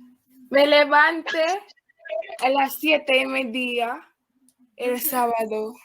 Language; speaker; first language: Spanish; non-native, learner; English